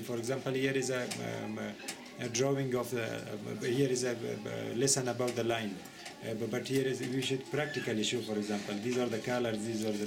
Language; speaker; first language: English; non-native, learner; Persian